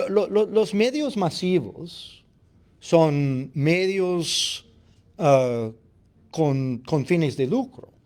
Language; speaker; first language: Spanish; non-native, fluent; English